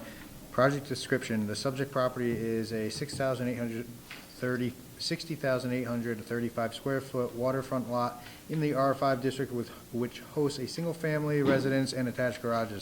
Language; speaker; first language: English; native; English